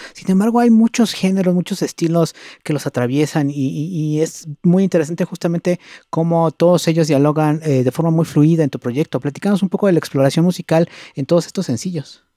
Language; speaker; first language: Spanish; native; Spanish